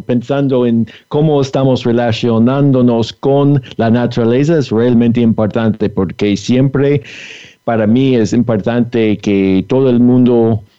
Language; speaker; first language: Spanish; non-native, fluent; English